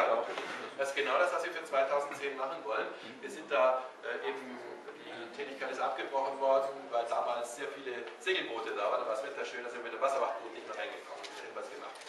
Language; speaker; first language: German; native; German